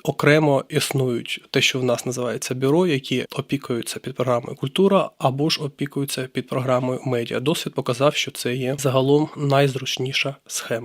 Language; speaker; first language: Ukrainian; native; Ukrainian